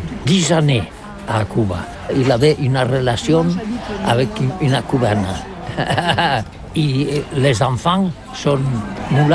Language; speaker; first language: French; non-native, learner; Catalan